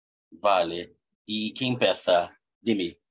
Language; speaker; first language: Spanish; non-native, fluent; Portuguese